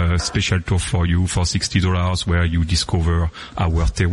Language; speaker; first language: English; non-native, fluent; French